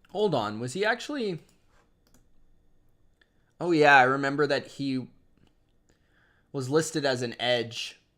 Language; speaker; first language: English; native; English